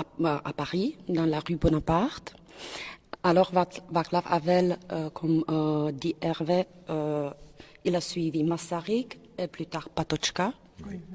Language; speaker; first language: French; non-native, fluent; Czech